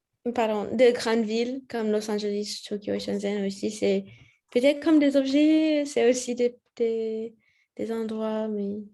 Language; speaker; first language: French; non-native, learner; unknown